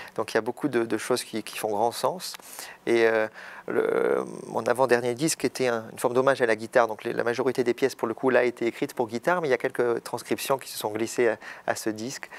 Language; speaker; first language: French; native; French